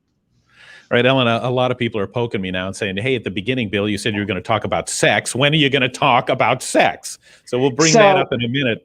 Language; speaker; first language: English; native; English